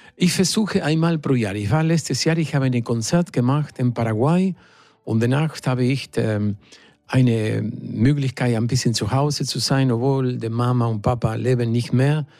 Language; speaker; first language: German; non-native, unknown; Spanish